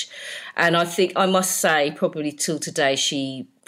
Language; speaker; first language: English; native; English